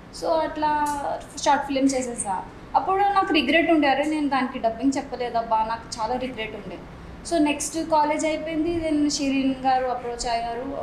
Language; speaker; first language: Telugu; non-native, local second language; Marathi